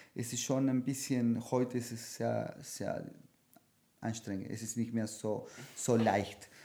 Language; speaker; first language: German; non-native, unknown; Spanish